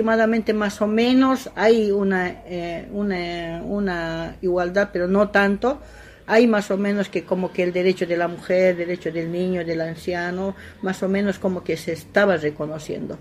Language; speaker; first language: Spanish; non-native, local second language; Aymara